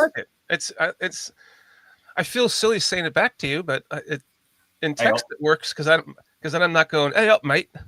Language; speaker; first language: English; native; English